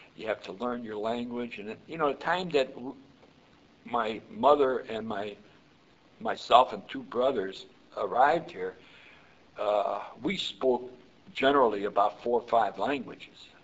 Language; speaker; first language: English; early bilingual, other home language; Yiddish